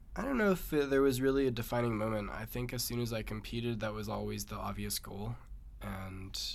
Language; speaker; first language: English; native; English